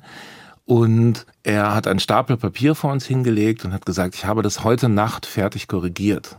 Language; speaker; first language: German; native; German